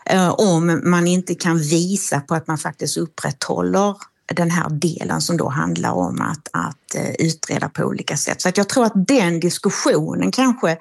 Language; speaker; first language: Swedish; native; Swedish